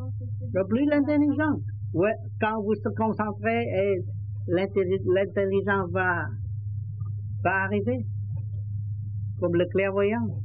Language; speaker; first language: French; non-native, learner; Vietnamese